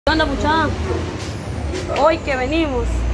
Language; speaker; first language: Spanish; native; Spanish